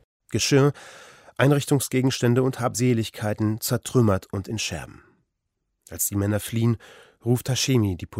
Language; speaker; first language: German; native; German